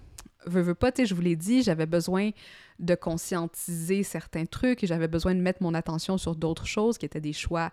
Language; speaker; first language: French; native; French